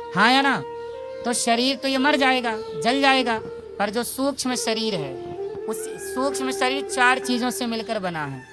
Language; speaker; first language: Hindi; native; Hindi